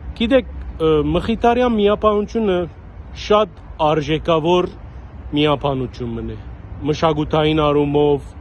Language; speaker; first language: Armenian; early bilingual, heritage; Armenian